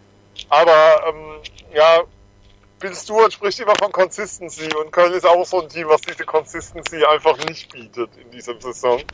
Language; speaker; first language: German; native; German